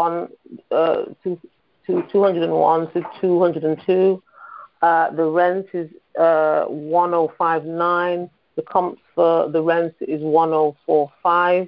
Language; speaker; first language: English; native; English